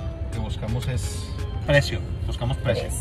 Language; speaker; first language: Spanish; native; Spanish